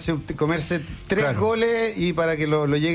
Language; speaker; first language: Spanish; native; Spanish